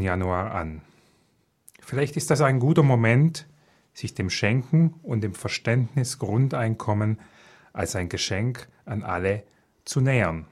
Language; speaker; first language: German; native; German